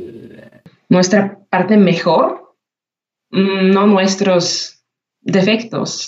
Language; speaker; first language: Spanish; non-native, fluent; Slovak